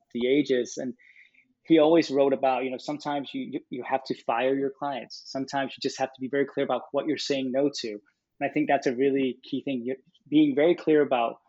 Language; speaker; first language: English; non-native, fluent; Danish